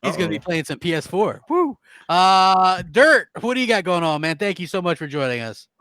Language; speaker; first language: English; native; English